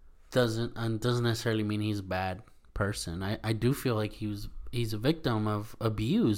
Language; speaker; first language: English; early bilingual, other home language; Spanish